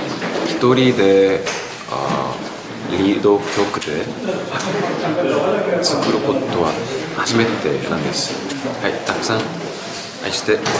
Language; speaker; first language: Japanese; non-native, fluent; Korean